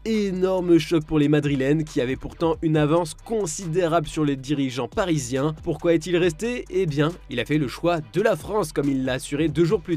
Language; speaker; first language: French; native; French